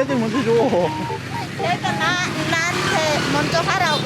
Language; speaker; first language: Korean; non-native, fluent; Khmer